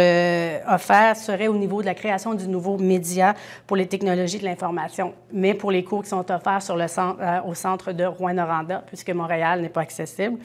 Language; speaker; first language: French; native; French